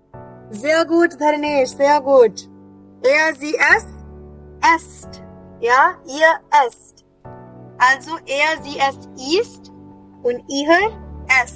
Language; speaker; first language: German; non-native, fluent; Hindi